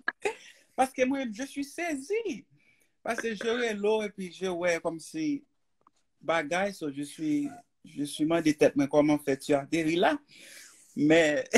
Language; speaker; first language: French; non-native, learner; Haitian Creole